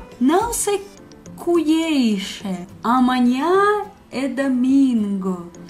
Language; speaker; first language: Portuguese; non-native, learner; Russian